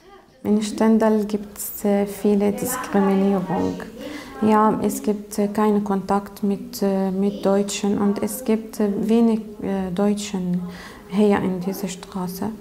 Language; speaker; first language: German; non-native, learner; Arabic